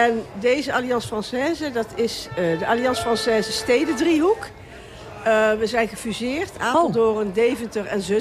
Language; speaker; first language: Dutch; native; Dutch